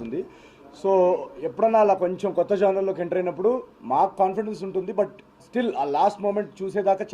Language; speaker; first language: Telugu; native; Telugu